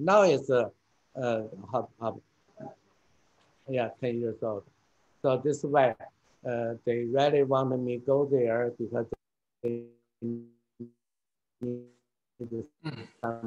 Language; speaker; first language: English; non-native, fluent; Chinese